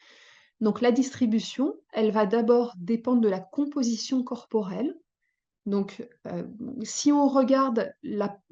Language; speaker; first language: French; native; French